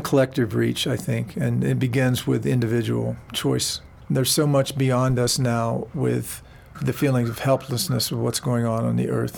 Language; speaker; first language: English; native; English